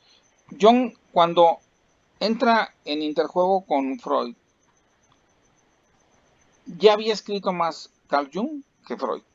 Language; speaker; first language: Spanish; native; Spanish